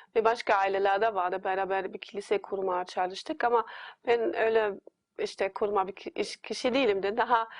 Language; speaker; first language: Turkish; non-native, fluent; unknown